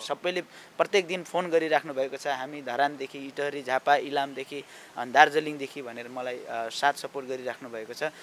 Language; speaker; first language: Nepali; non-native, local second language; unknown